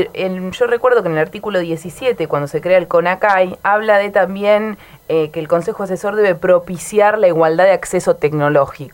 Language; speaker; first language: Spanish; native; Spanish